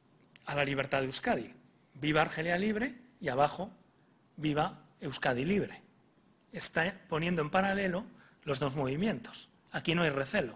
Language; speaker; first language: Spanish; native; Spanish